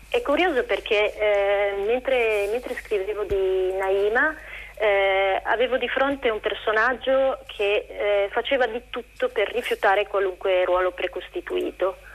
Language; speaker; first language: Italian; native; Italian